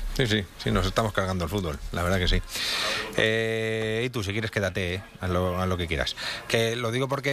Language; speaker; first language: Spanish; native; Spanish